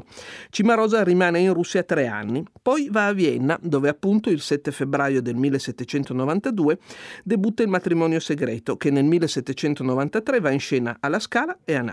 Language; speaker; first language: Italian; native; Italian